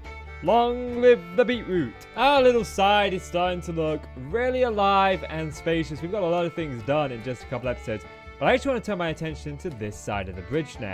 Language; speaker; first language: English; native; English